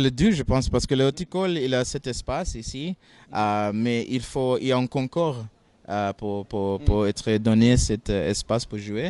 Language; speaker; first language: French; non-native, fluent; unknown